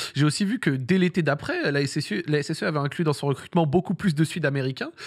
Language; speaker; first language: French; early bilingual, other home language; Arabic